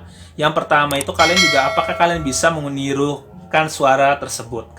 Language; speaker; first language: Indonesian; native; Indonesian